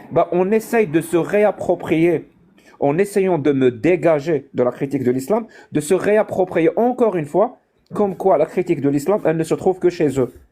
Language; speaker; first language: French; non-native, local second language; Arabic